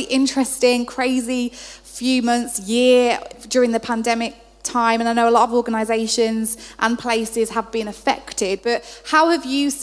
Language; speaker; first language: English; non-native, fluent; Arabic